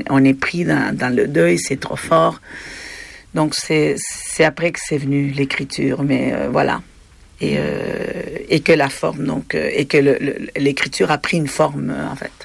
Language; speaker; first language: French; non-native, fluent; Spanish